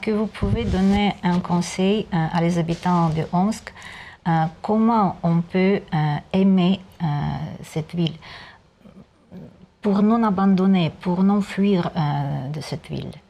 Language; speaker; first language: French; non-native, learner; Russian